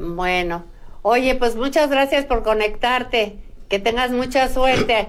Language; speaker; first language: Spanish; native; Spanish